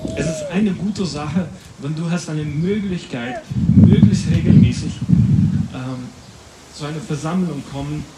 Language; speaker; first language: German; non-native, fluent; Latvian